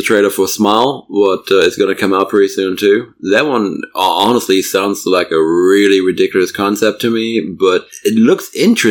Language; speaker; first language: English; non-native, fluent; German